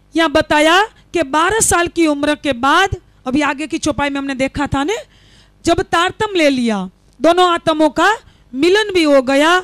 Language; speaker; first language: Hindi; non-native, local second language; Gujarati